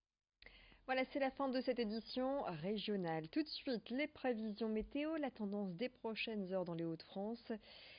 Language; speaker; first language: French; native; French